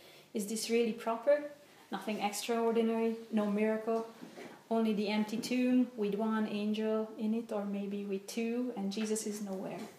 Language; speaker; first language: English; non-native, fluent; Hungarian